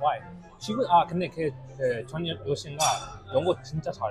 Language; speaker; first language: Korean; non-native, fluent; English